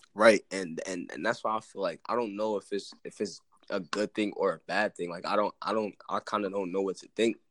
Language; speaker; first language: English; native; English